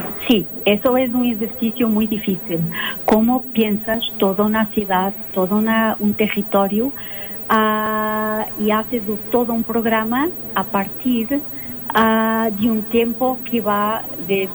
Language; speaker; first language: Spanish; non-native, local second language; Portuguese